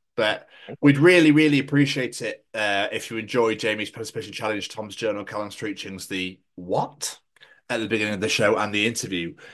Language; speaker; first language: English; native; English